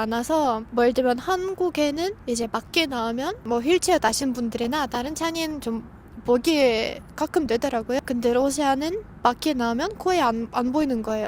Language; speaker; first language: Korean; non-native, fluent; Russian